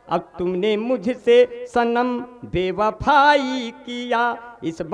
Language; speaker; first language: Hindi; native; Hindi